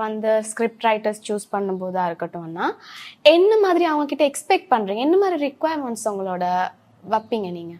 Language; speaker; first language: Tamil; native; Tamil